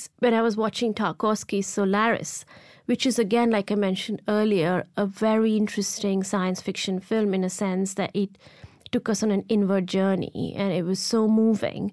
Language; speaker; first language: English; non-native, local second language; Gujarati